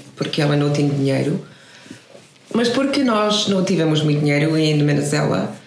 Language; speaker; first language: Portuguese; non-native, fluent; English